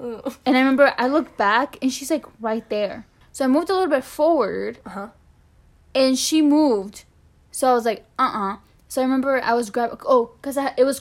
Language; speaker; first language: English; non-native, fluent; Spanish